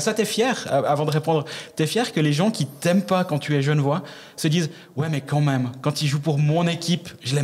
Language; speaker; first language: French; native; French